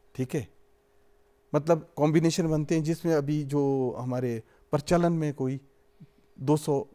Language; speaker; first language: Hindi; native; Hindi